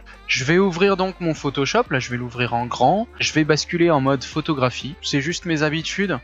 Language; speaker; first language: French; native; French